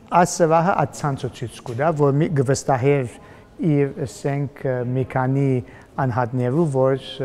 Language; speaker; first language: Armenian; early bilingual, heritage; Armenian